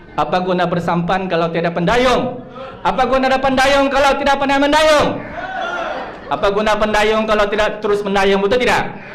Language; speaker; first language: Malay; non-native, local second language; Chinese